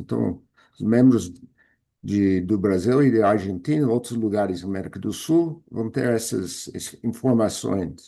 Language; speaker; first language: Portuguese; non-native, fluent; English